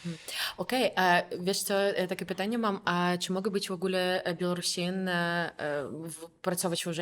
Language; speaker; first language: Polish; non-native, fluent; Belarusian